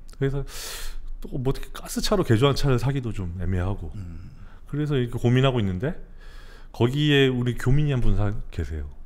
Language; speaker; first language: Korean; native; Korean